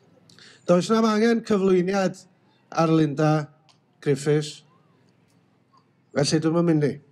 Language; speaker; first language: Welsh; native; Welsh